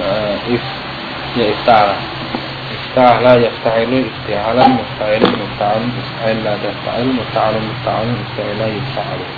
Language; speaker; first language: Arabic; non-native, fluent; Indonesian